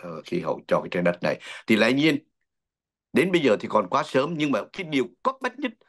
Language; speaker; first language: Vietnamese; native; Vietnamese